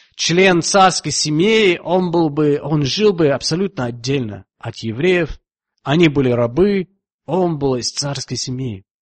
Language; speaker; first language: Russian; non-native, fluent; English